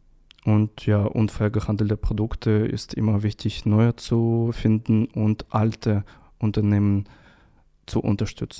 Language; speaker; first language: German; non-native, learner; Russian